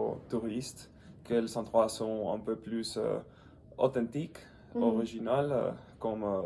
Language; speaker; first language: French; non-native, learner; English